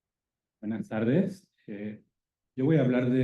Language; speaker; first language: Spanish; native; Spanish